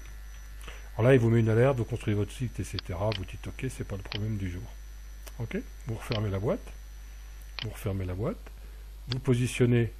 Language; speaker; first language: French; native; French